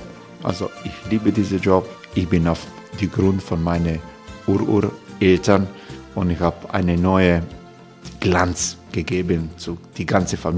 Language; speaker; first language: German; non-native, fluent; Croatian